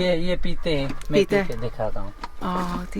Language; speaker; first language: Hindi; non-native, local second language; Sindhi